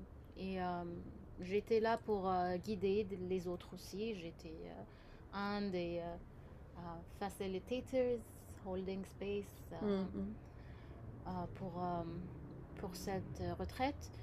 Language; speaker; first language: French; non-native, fluent; Arabic